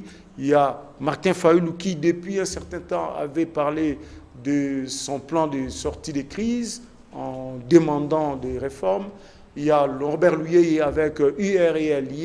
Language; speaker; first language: French; non-native, local second language; Lingala